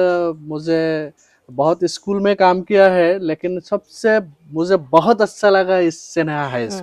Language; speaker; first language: Hindi; non-native, local second language; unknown